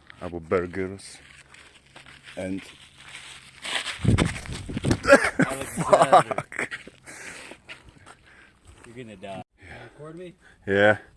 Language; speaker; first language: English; non-native, learner; Polish